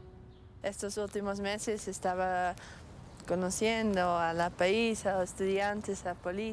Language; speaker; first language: Spanish; non-native, learner; Dutch